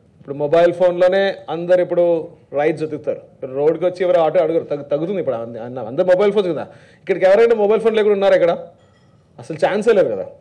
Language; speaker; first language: Telugu; non-native, local second language; Malayalam